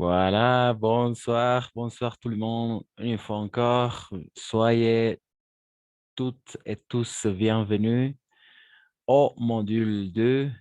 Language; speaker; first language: French; non-native, fluent; Spanish